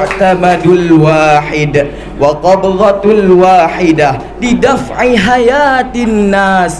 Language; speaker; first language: Arabic; non-native, learner; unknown